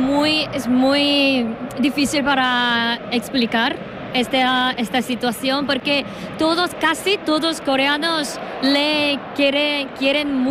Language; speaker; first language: Spanish; non-native, fluent; Korean